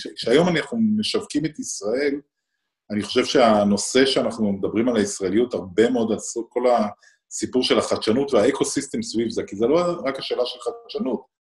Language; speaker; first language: Hebrew; native; Hebrew